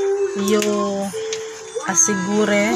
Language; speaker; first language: Spanish; non-native, learner; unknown